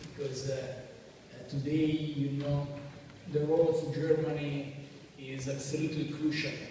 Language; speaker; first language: English; non-native, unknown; Italian